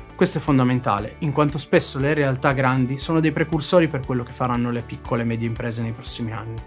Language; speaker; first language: Italian; native; Italian